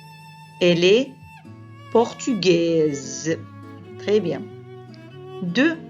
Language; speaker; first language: French; non-native, fluent; Arabic